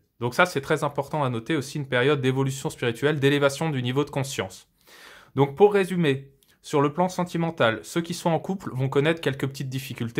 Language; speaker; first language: French; native; French